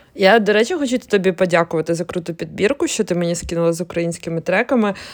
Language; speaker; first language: Ukrainian; non-native, local second language; Russian